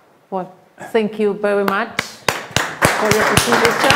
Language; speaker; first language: English; non-native, fluent; Spanish